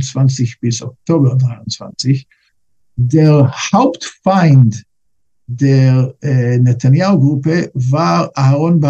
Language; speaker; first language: German; non-native, fluent; English